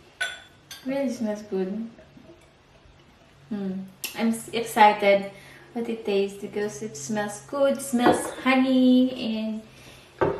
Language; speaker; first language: English; non-native, learner; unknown